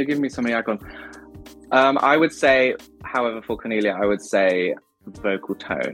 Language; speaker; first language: English; native; English